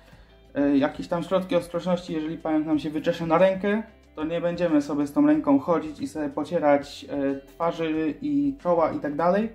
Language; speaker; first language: Polish; native; Polish